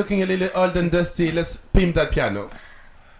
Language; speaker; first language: English; non-native, fluent; French